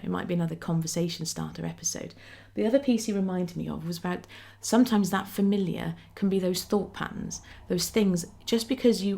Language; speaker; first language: English; native; English